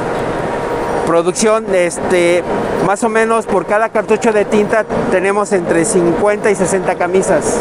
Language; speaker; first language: Spanish; native; Spanish